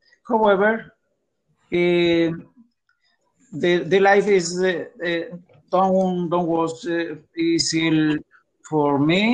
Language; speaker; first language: English; non-native, learner; Spanish